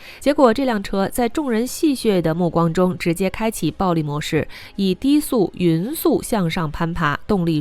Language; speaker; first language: Chinese; native; Chinese